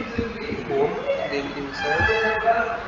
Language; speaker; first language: English; non-native, learner; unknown